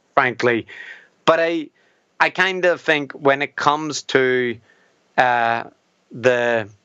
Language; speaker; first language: English; native; English